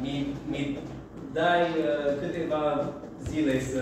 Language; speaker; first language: Romanian; non-native, learner; English